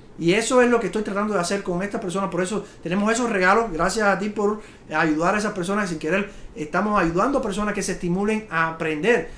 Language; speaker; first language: Spanish; native; Spanish